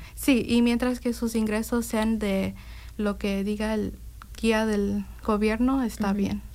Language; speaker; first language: Spanish; early bilingual, heritage; Spanish